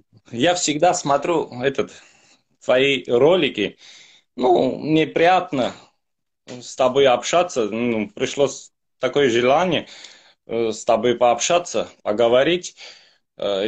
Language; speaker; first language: Russian; non-native, fluent; Armenian